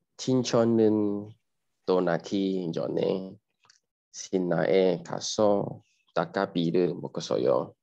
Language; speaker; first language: Korean; non-native, learner; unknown